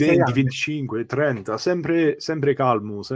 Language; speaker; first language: Italian; early bilingual, heritage; English